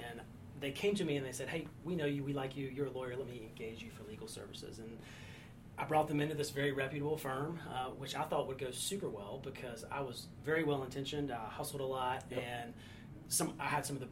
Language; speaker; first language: English; native; English